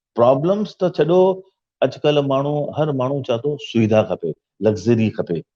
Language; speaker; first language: Sindhi; early bilingual, heritage; Sindhi